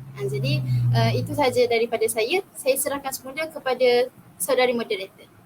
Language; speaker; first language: Malay; native; Malay